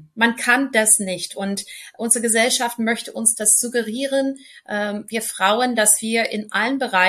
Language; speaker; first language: German; non-native, fluent; English